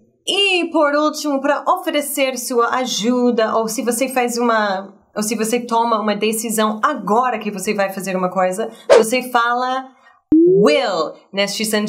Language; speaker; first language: Portuguese; non-native, fluent; English